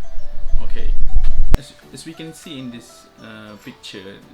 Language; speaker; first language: English; non-native, fluent; Malay